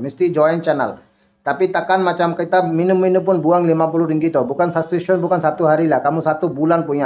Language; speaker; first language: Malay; non-native, learner; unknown